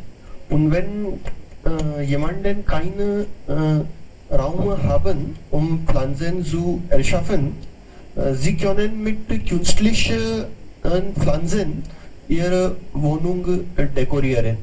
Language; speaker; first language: German; non-native, learner; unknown